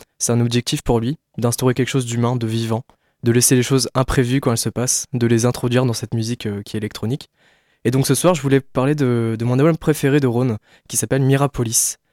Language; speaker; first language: French; native; French